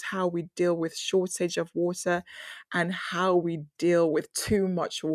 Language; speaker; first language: English; non-native, local second language; Yoruba